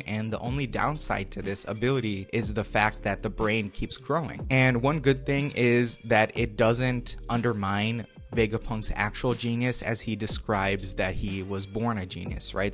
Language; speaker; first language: English; native; English